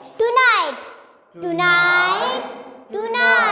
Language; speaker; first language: English; non-native, fluent; Pashto